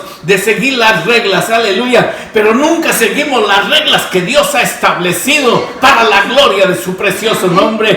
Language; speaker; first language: Spanish; native; Spanish